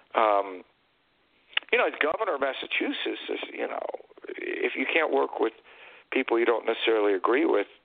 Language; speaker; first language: English; native; English